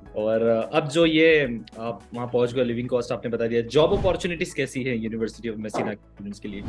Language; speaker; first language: Hindi; native; Hindi